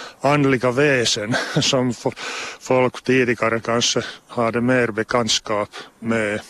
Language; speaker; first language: Swedish; non-native, local second language; Finnish